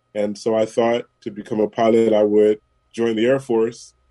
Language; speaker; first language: English; native; English